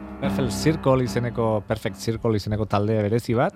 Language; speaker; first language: Basque; native; Basque